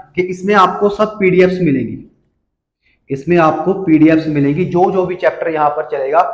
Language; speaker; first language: Hindi; native; Hindi